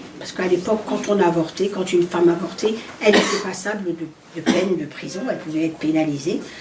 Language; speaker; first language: French; early bilingual, other home language; Arabic